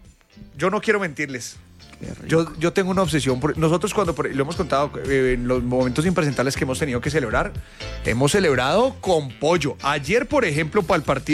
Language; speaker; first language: Spanish; native; Spanish